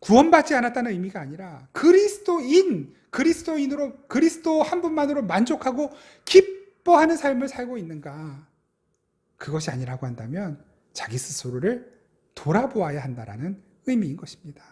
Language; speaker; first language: Korean; native; Korean